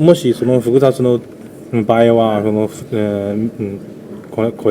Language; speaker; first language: Japanese; non-native, learner; Chinese